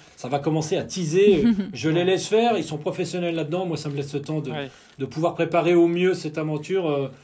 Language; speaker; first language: French; native; French